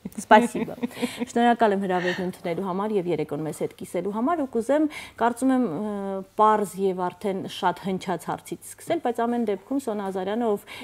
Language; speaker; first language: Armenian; native; Armenian